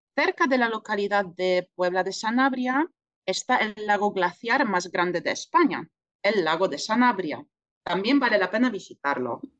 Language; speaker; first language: Spanish; non-native, fluent; Polish